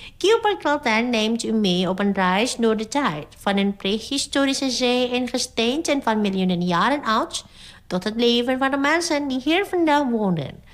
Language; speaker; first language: Dutch; non-native, fluent; Indonesian